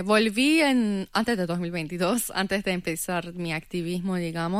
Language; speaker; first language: Spanish; non-native, fluent; Persian